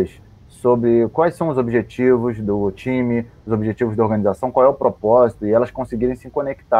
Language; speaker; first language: Portuguese; native; Portuguese